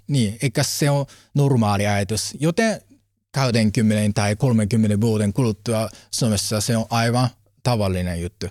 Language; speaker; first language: Finnish; non-native, learner; Japanese